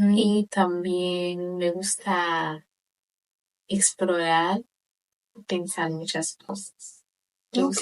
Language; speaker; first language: Spanish; non-native, local second language; Haitian Creole